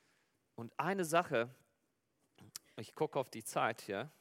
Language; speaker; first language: German; non-native, fluent; Afrikaans